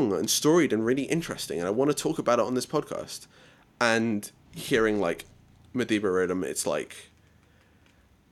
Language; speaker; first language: English; native; English